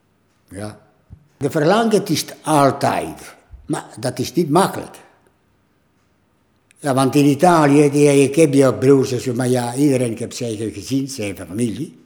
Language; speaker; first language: Dutch; non-native, learner; Italian